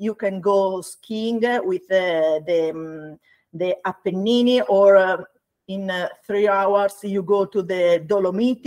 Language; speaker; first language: English; non-native, learner; Italian